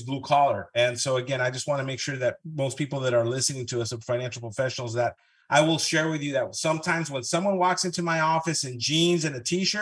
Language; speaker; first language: English; early bilingual, other home language; Spanish